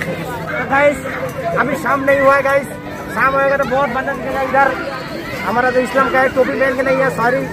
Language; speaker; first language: Hindi; non-native, local second language; Bangla